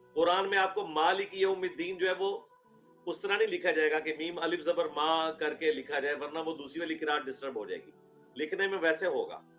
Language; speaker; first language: Urdu; non-native, local second language; Punjabi